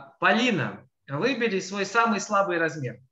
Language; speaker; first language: Russian; native; Russian